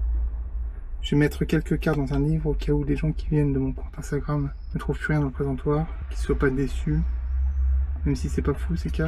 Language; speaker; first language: French; native; French